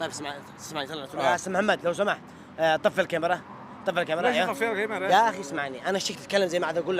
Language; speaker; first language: Arabic; native; Arabic